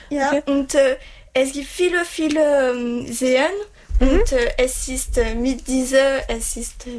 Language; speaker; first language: German; non-native, learner; French